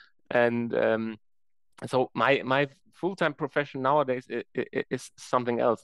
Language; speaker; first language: English; non-native, fluent; German